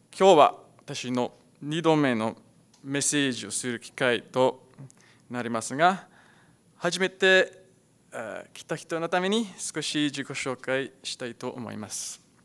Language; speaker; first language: Japanese; non-native, learner; Afrikaans